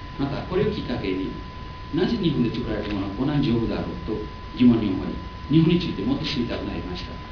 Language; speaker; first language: Japanese; non-native, fluent; Nepali